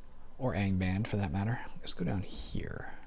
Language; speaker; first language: English; native; English